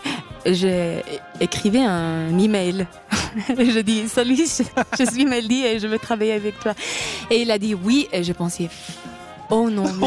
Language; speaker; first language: French; non-native, learner; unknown